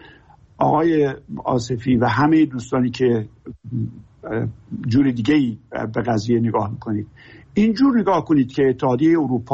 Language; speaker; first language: Persian; native; Persian